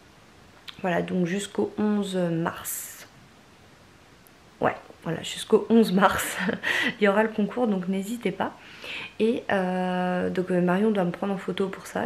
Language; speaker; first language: French; native; French